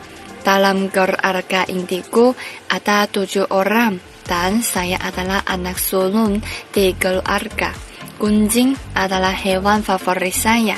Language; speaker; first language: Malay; non-native, learner; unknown